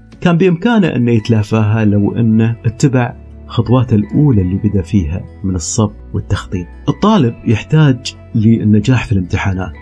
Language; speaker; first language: Arabic; native; Arabic